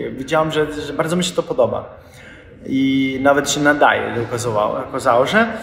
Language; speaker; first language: Polish; non-native, fluent; Italian